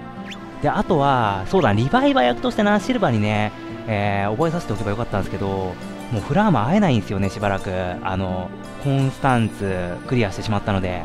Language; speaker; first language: Japanese; native; Japanese